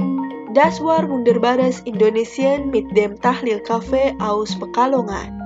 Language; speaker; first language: German; non-native, fluent; Indonesian